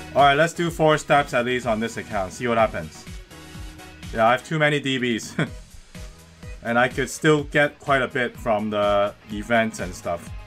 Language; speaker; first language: English; non-native, local second language; Cantonese